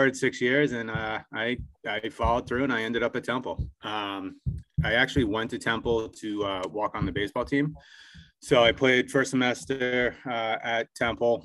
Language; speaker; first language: English; native; English